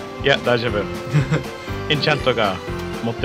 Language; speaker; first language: Japanese; non-native, fluent; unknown